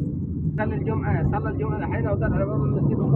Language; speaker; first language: Arabic; native; Arabic